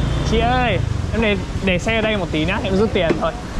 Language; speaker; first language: Vietnamese; non-native, fluent; English